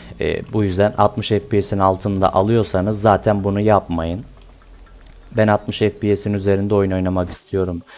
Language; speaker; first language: Turkish; native; Turkish